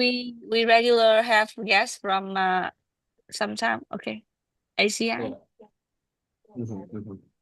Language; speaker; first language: English; non-native, learner; Vietnamese